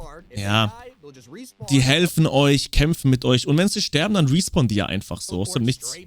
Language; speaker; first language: German; native; German